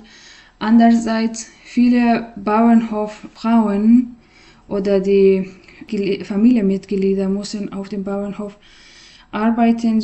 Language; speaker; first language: German; non-native, learner; Persian